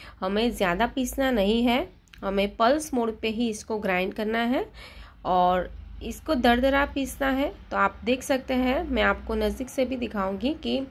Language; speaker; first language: Hindi; non-native, local second language; Gujarati